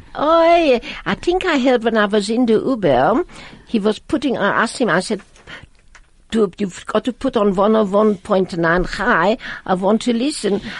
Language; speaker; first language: English; non-native, fluent; Latvian